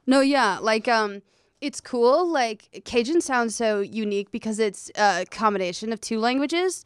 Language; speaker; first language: English; native; English